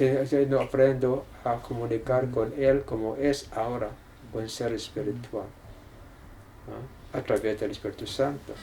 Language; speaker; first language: Spanish; non-native, learner; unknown